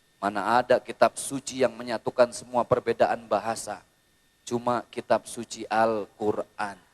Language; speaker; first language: Indonesian; native; Indonesian